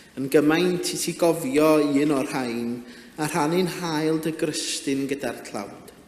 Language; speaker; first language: Welsh; native; Welsh